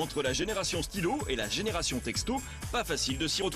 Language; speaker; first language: French; native; French